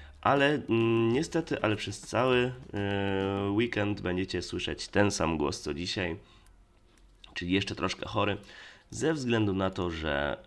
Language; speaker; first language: Polish; native; Polish